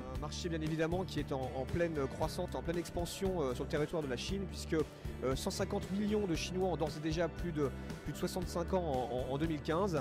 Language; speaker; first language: French; native; French